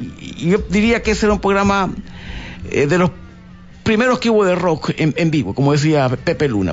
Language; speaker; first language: Spanish; native; Spanish